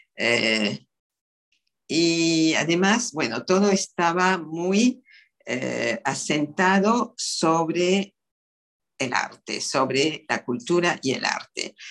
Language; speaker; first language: Spanish; non-native, fluent; French